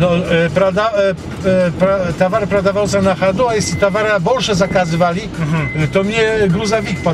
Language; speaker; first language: Russian; non-native, learner; Polish